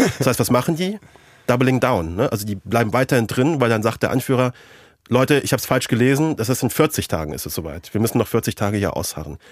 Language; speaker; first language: German; early bilingual, other home language; Persian